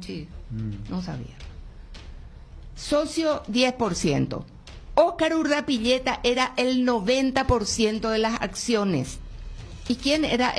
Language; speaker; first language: Spanish; native; Spanish